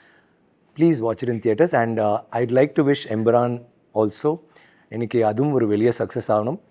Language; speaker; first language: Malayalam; non-native, fluent; Tamil